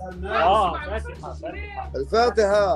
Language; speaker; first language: English; non-native, learner; Arabic